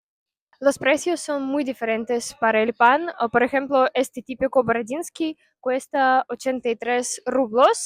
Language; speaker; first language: Spanish; non-native, fluent; Russian